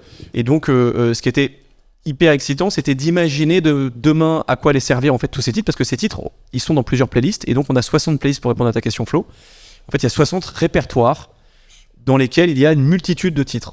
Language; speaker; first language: French; native; French